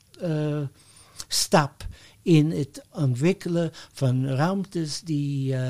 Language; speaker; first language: Dutch; non-native, fluent; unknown